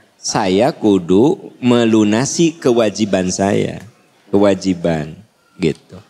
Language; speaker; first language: Indonesian; non-native, local second language; Sundanese